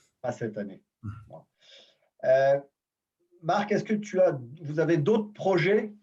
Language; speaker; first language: French; native; French